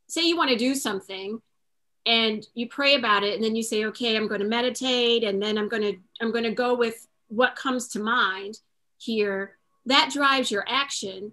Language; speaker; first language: English; native; English